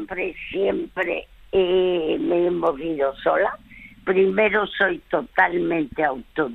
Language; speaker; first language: Spanish; early bilingual, other home language; French